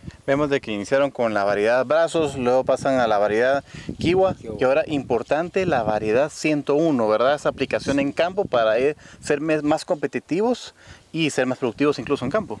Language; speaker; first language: Spanish; native; Spanish